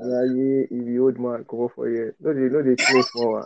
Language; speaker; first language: English; non-native, local second language; Yoruba